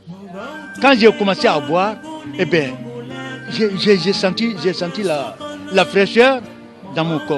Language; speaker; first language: French; non-native, local second language; Fula